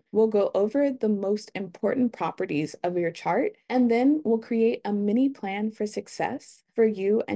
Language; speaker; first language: English; native; English